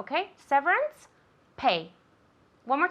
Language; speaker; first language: English; non-native, fluent; Spanish